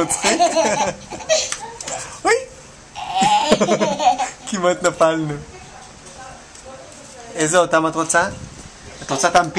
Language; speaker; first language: Hebrew; native; Hebrew